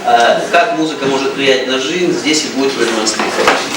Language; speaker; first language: Russian; native; Russian